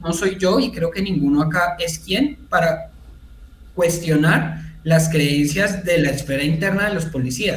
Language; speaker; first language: Spanish; native; Spanish